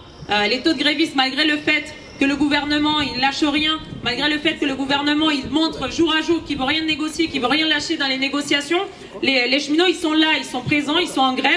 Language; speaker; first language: French; native; French